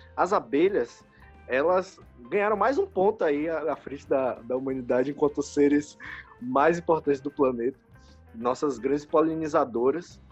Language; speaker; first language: Portuguese; native; Portuguese